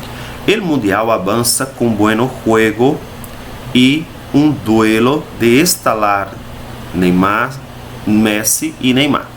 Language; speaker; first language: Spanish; non-native, fluent; Portuguese